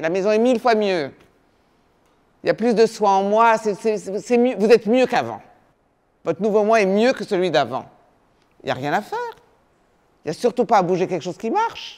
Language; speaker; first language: French; native; French